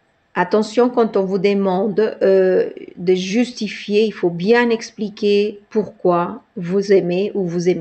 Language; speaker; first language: French; non-native, fluent; Spanish